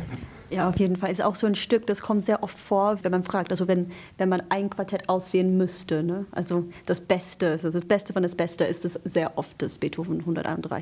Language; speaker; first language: German; non-native, fluent; English